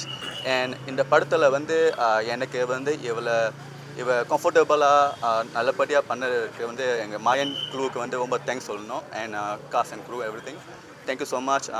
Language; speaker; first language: Tamil; early bilingual, heritage; Tamil